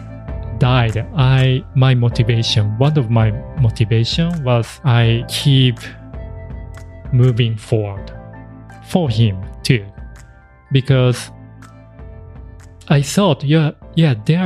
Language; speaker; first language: English; non-native, fluent; Japanese